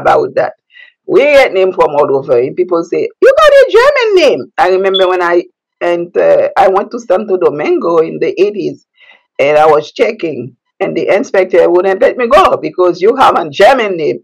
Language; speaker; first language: English; non-native, fluent; Haitian Creole